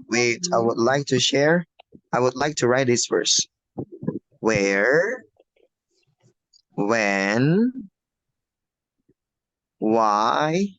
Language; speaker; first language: English; non-native, fluent; Indonesian